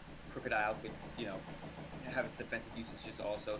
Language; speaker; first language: English; native; English